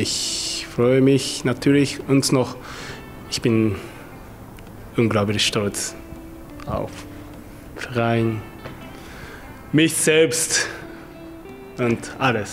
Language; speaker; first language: German; non-native, learner; Japanese